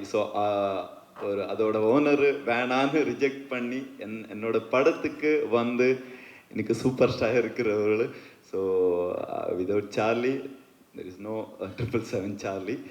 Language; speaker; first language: Tamil; non-native, learner; Kannada